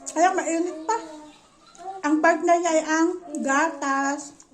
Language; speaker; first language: Filipino; native; Filipino